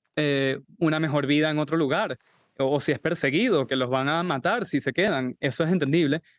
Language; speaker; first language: Spanish; native; Spanish